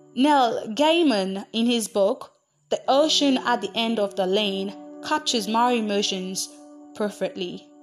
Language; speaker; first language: English; non-native, local second language; Igbo